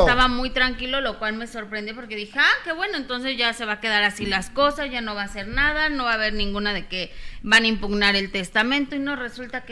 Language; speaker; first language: Spanish; native; Spanish